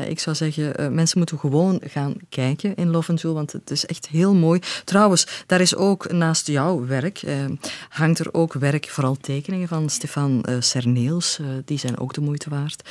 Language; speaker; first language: Dutch; native; Dutch